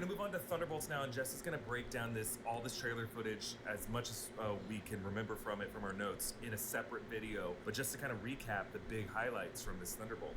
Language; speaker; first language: English; native; English